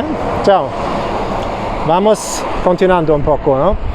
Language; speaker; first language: Spanish; non-native, learner; German